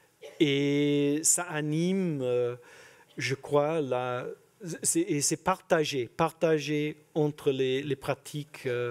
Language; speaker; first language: French; non-native, fluent; English